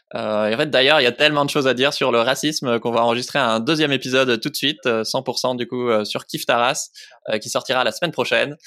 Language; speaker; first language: French; native; French